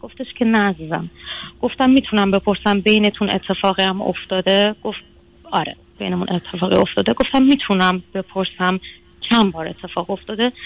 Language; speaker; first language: Persian; early bilingual, heritage; Persian